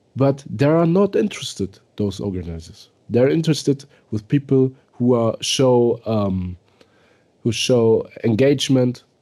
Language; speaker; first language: English; early bilingual, other home language; German